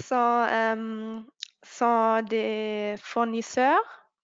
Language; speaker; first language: French; non-native, fluent; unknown